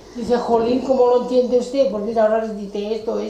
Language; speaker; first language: Spanish; non-native, local second language; Catalan